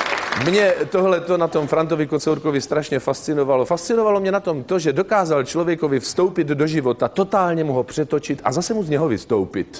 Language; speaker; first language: Czech; native; Czech